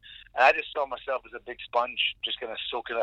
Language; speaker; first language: English; native; English